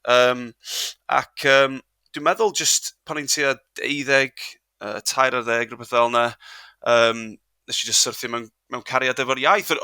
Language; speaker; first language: Welsh; non-native, local second language; English